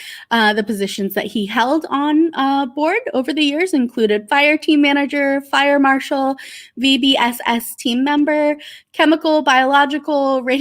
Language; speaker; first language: English; native; English